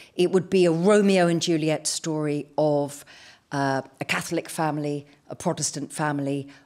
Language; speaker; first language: English; native; English